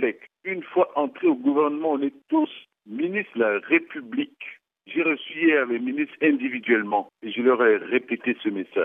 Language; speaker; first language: French; non-native, local second language; Sango